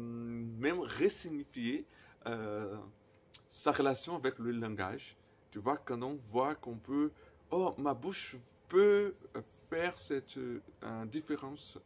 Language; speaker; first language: French; non-native, fluent; Portuguese